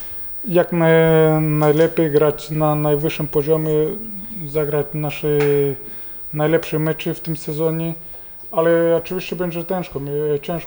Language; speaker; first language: Polish; non-native, fluent; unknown